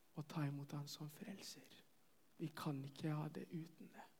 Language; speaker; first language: Norwegian; non-native, fluent; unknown